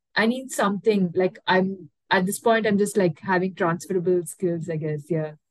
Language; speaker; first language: English; non-native, local second language; Tamil